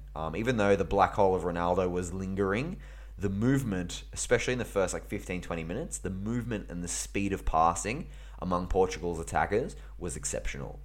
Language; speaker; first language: English; early bilingual, other home language; Greek